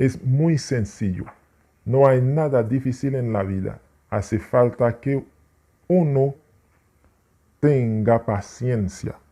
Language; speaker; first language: Spanish; non-native, fluent; Haitian Creole